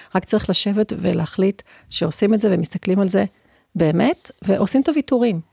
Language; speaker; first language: Hebrew; native; Hebrew